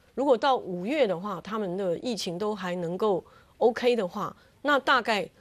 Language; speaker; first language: Chinese; native; Chinese